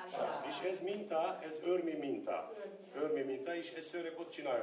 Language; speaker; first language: Hungarian; non-native, learner; Turkish